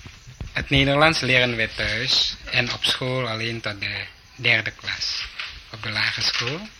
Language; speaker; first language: Dutch; early bilingual, heritage; Dutch